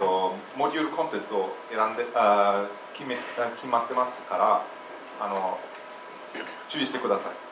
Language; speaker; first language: Japanese; non-native, fluent; English